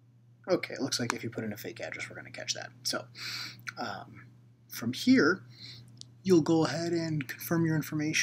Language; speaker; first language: English; native; English